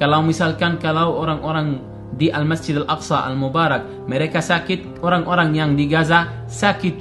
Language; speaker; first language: Indonesian; non-native, learner; Arabic